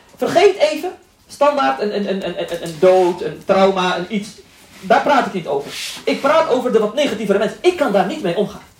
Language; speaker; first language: Dutch; early bilingual, other home language; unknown